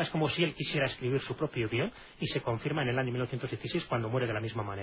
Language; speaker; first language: Spanish; native; Spanish